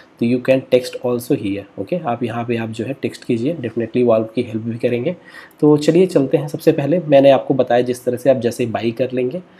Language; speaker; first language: Hindi; native; Hindi